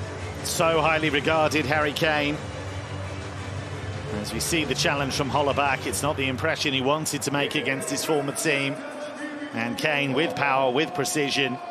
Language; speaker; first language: English; native; English